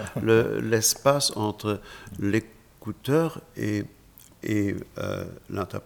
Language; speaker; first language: French; non-native, fluent; German